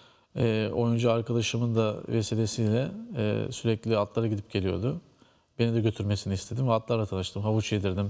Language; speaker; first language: Turkish; native; Turkish